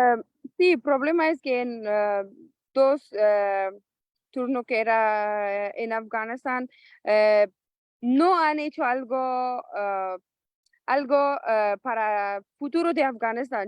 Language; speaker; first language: Spanish; non-native, local second language; Persian